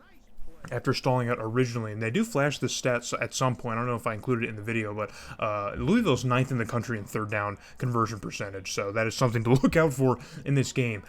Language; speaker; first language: English; native; English